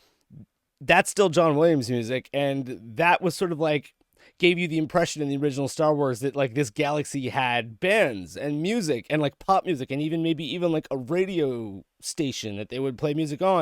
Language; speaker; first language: English; native; English